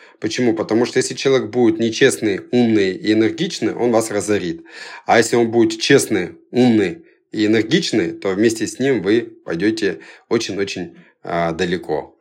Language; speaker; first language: Russian; early bilingual, other home language; Georgian